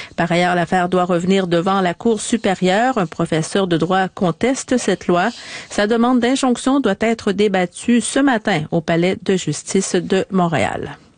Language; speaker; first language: French; native; French